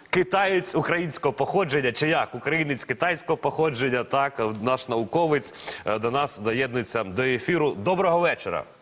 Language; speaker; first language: Ukrainian; native; Ukrainian